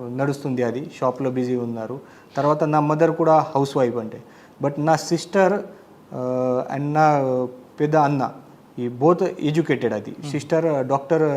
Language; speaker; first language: Telugu; non-native, learner; Marathi